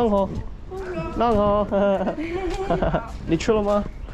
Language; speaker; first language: Chinese; non-native, learner; English